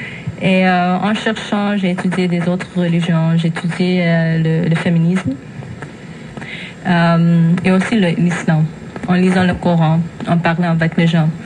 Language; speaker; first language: French; non-native, fluent; English